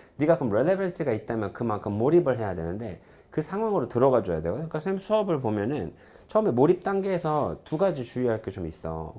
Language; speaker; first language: Korean; native; Korean